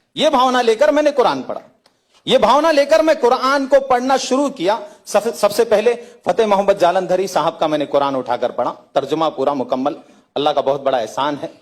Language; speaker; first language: Hindi; native; Hindi